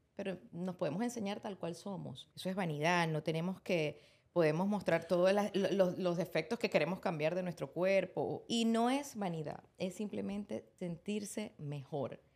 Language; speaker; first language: Spanish; native; Spanish